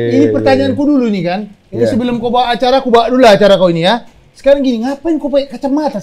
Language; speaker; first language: Indonesian; native; Indonesian